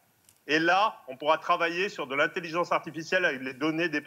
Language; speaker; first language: French; native; French